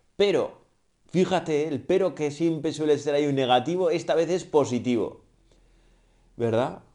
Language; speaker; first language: Spanish; native; Spanish